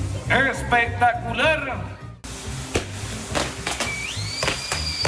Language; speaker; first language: Spanish; native; Spanish